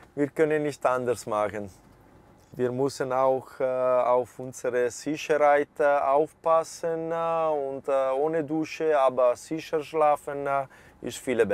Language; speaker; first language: German; non-native, fluent; Italian